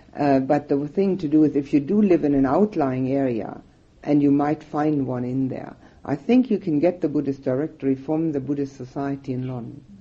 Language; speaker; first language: English; non-native, fluent; German